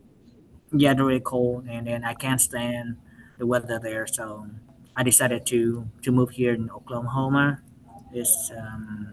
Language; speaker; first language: English; non-native, learner; Vietnamese